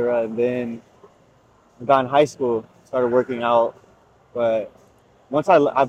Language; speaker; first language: English; native; English